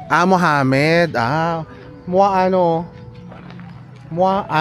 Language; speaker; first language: French; non-native, learner; Filipino